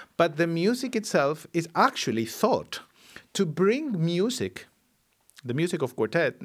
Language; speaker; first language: English; non-native, fluent; Spanish